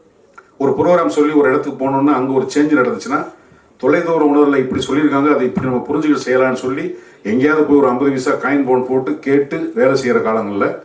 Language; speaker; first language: Tamil; native; Tamil